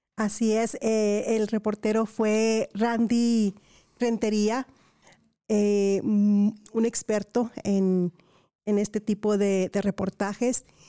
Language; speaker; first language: Spanish; native; Spanish